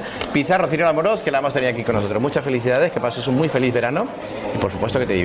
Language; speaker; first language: Spanish; native; Spanish